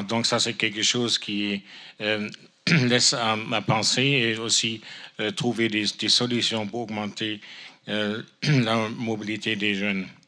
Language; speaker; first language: French; non-native, fluent; German